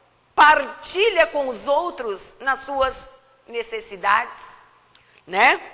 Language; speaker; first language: Portuguese; native; Portuguese